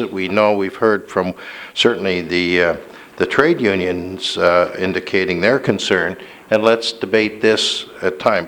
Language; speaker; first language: English; native; English